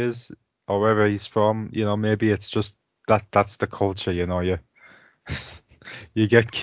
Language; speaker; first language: English; native; English